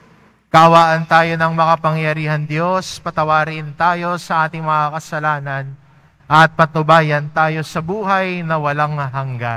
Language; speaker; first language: Filipino; native; Filipino